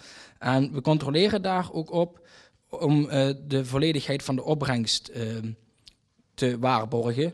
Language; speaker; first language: Dutch; native; Dutch